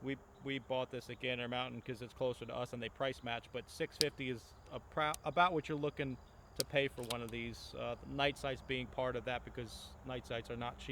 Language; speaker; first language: English; native; English